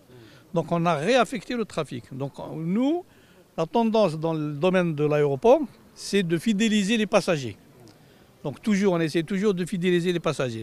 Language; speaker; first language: French; non-native, local second language; Arabic